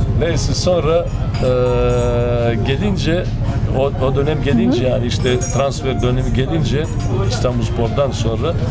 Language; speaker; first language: Turkish; non-native, fluent; Serbian